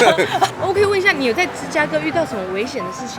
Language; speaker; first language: Chinese; native; Chinese